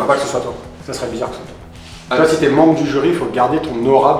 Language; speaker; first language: French; native; French